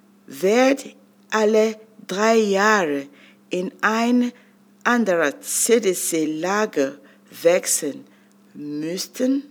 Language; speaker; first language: German; non-native, fluent; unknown